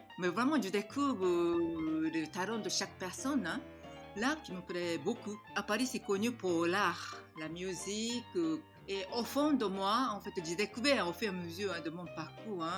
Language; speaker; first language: French; non-native, fluent; Japanese